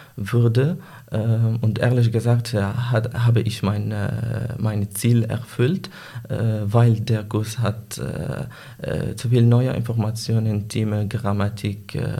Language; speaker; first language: German; non-native, learner; Arabic